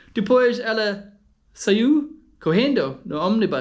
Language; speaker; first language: Portuguese; non-native, learner; English